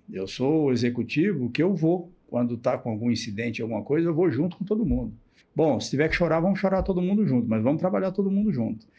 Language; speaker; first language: Portuguese; native; Portuguese